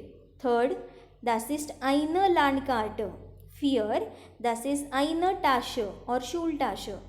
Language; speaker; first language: German; non-native, fluent; Marathi